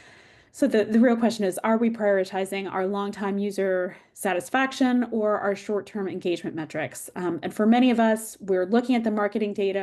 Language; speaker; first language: English; native; English